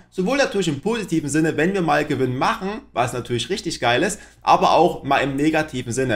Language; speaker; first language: German; native; German